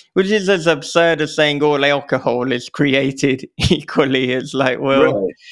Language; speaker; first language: English; native; English